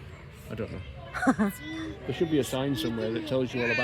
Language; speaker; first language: English; native; English